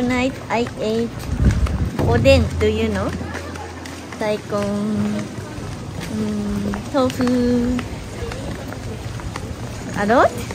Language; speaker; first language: English; non-native, learner; Japanese